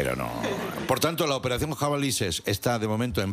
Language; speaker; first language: Spanish; native; Spanish